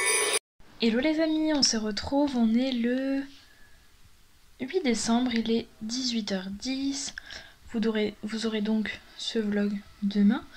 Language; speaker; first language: French; native; French